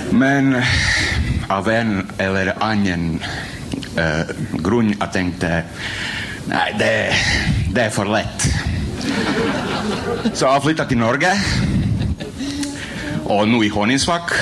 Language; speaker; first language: Norwegian; non-native, fluent; Croatian